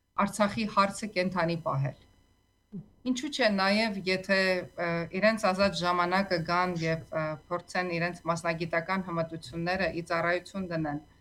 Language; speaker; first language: Armenian; native; Armenian